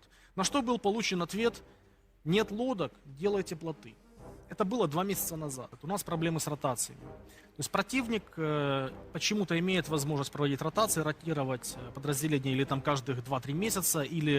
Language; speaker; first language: Russian; native; Russian